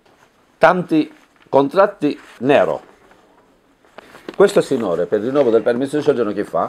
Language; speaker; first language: Italian; non-native, learner; Bangla